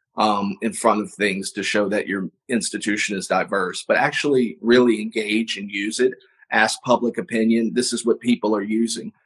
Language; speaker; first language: English; native; English